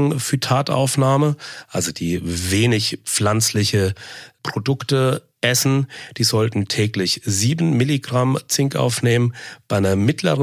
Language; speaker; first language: German; native; German